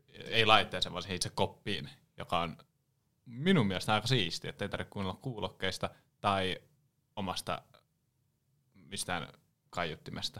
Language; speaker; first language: Finnish; native; Finnish